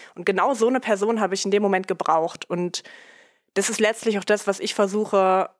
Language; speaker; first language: German; native; German